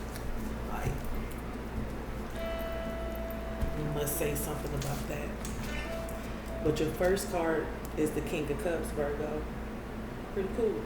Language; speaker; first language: English; native; English